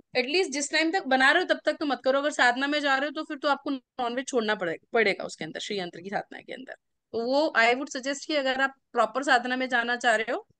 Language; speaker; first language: Hindi; native; Hindi